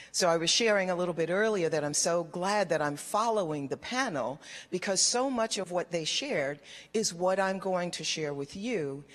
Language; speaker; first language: English; native; English